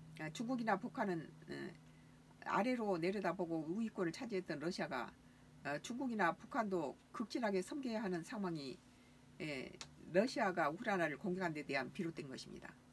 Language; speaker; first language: Korean; native; Korean